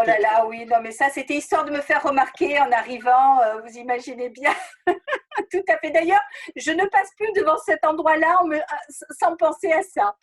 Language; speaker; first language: French; native; French